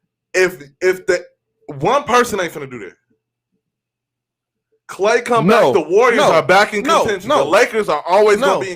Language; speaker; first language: English; native; English